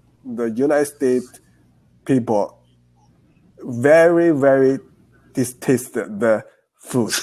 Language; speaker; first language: English; non-native, learner; Chinese